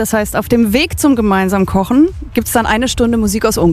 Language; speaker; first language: German; native; German